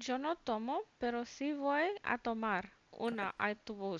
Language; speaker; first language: Spanish; early bilingual, heritage; English